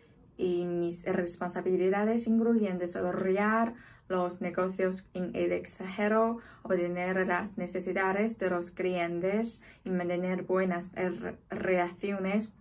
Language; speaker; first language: Spanish; non-native, fluent; Chinese